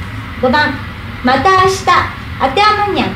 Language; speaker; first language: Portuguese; non-native, learner; Japanese